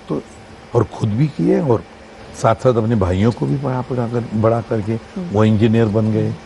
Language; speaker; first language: Hindi; non-native, local second language; Marathi